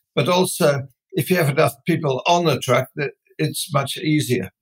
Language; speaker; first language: English; non-native, fluent; Dutch